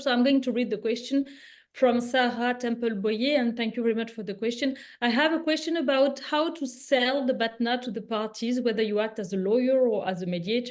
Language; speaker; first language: English; non-native, fluent; French